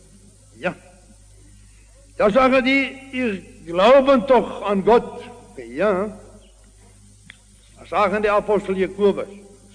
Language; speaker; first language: German; non-native, learner; Afrikaans